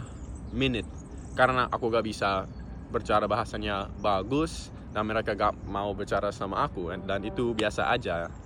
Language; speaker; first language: Indonesian; non-native, fluent; English